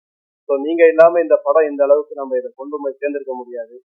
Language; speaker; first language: Tamil; native; Tamil